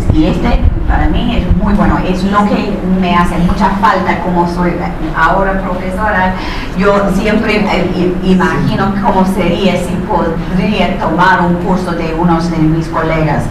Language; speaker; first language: Spanish; non-native, fluent; English